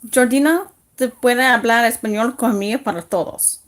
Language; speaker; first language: Spanish; non-native, learner; English